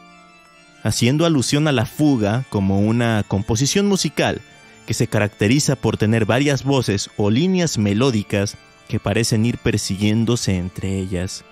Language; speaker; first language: Spanish; native; Spanish